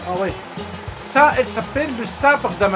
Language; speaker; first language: French; non-native, learner; Arabic